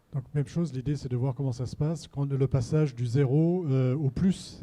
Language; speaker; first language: French; native; French